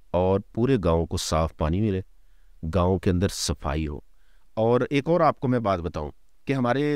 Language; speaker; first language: Urdu; non-native, local second language; Punjabi